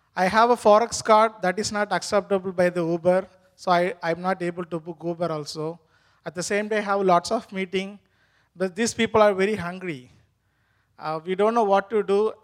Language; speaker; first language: English; non-native, local second language; Tamil